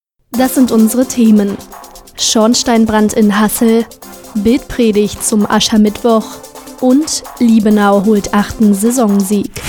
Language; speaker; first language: German; native; German